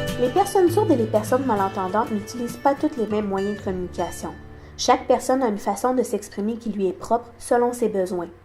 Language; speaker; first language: French; non-native, local second language; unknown